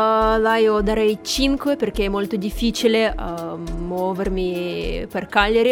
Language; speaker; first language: Italian; non-native, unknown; Russian